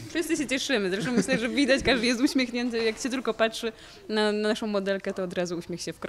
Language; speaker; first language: Polish; native; Polish